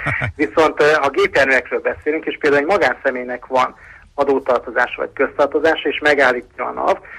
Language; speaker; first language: Hungarian; native; Hungarian